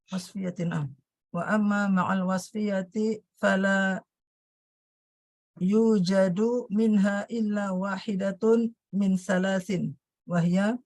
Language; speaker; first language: Arabic; non-native, learner; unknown